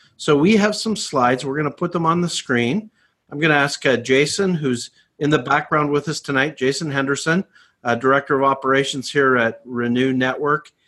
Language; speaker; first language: English; native; English